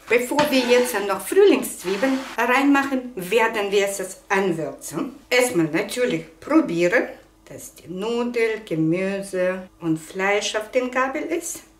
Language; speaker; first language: German; non-native, fluent; Russian